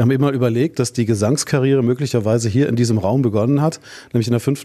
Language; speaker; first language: German; native; German